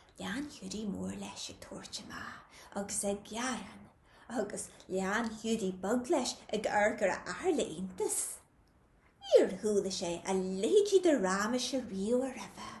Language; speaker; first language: Irish; native; Irish